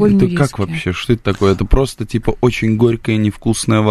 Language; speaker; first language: Russian; native; Russian